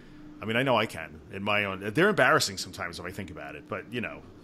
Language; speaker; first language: English; native; English